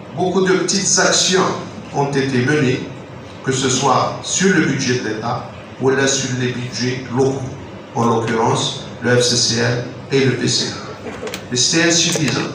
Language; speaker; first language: French; non-native, local second language; Arabic